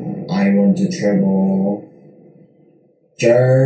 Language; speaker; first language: English; non-native, learner; Korean